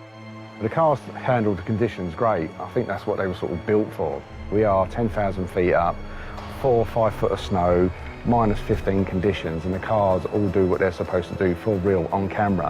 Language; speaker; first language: English; native; English